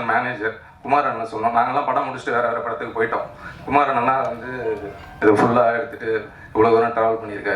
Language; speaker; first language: Tamil; native; Tamil